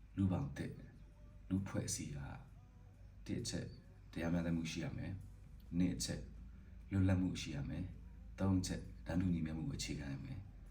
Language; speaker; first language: Burmese; non-native, local second language; Pa'o Karen